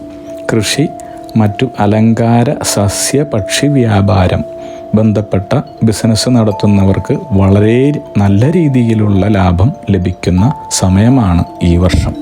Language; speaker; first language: Malayalam; native; Malayalam